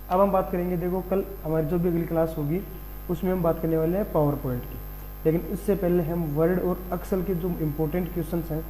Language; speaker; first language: Hindi; native; Hindi